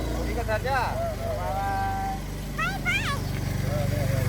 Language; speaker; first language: Vietnamese; native; Vietnamese